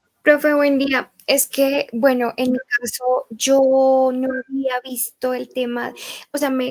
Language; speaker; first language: Spanish; native; Spanish